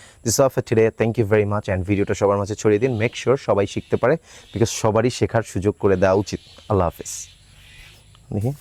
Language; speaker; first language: English; non-native, local second language; Bangla